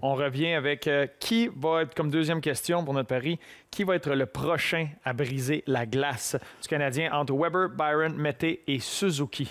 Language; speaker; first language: French; native; French